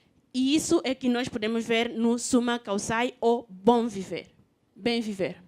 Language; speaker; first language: Portuguese; non-native, fluent; Spanish